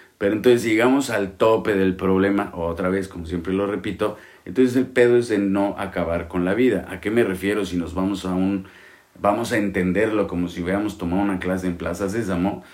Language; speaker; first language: Spanish; native; Spanish